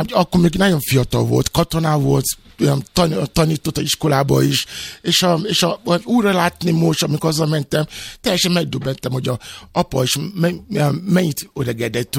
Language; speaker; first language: Hungarian; non-native, fluent; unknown